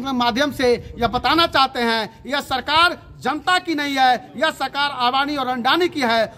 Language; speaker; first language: Hindi; native; Hindi